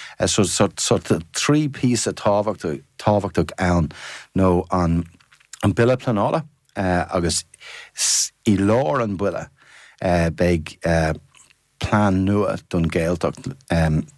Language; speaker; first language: Irish; non-native, fluent; English